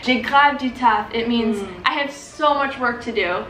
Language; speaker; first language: English; native; English